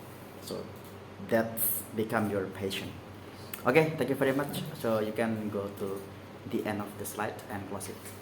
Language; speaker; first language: English; non-native, fluent; Indonesian